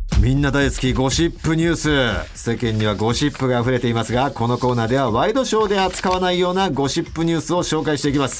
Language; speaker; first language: Japanese; native; Japanese